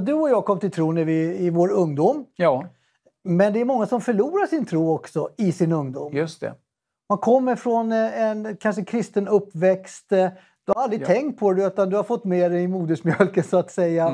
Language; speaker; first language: Swedish; native; Swedish